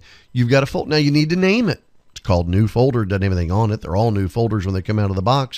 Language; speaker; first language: English; native; English